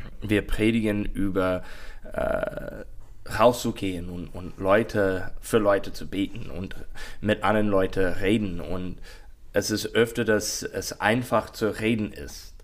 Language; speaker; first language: German; non-native, learner; English